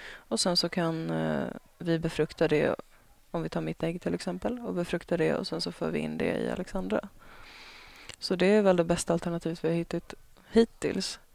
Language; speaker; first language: Swedish; native; Swedish